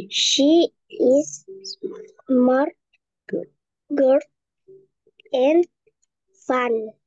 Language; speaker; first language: English; non-native, learner; Indonesian